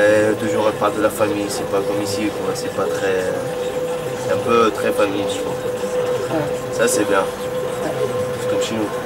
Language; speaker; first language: French; non-native, fluent; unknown